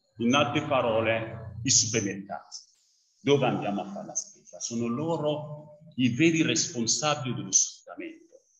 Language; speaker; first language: Italian; non-native, fluent; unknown